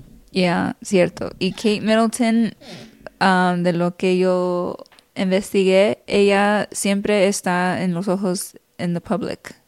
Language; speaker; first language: Spanish; early bilingual, heritage; Spanish